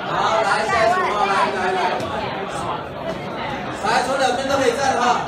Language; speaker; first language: Chinese; native; Chinese